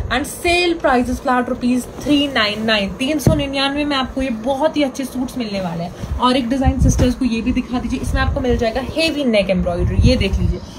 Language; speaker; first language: Hindi; non-native, local second language; Kashmiri